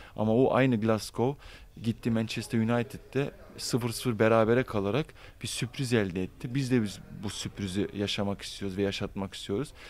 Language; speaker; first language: Turkish; early bilingual, heritage; Turkish